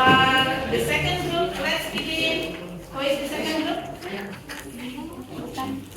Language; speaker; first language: English; non-native, fluent; Indonesian